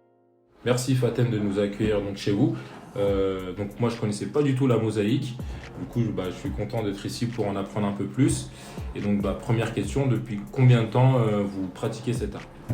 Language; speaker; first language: French; native; French